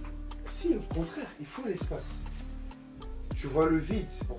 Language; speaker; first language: French; native; French